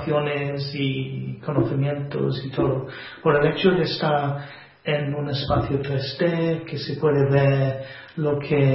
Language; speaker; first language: Spanish; non-native, fluent; English